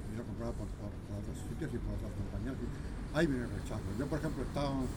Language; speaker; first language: Spanish; native; Spanish